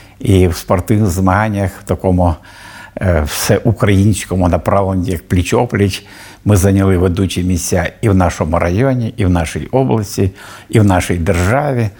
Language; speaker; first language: Ukrainian; native; Ukrainian